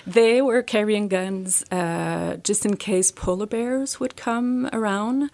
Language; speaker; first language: English; native; English